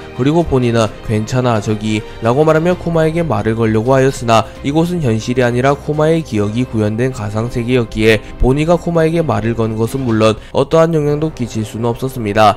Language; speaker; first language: Korean; native; Korean